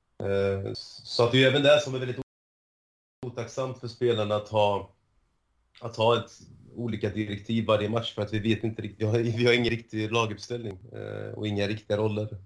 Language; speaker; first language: Swedish; early bilingual, other home language; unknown